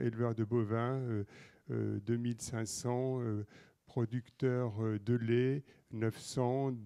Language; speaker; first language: French; native; French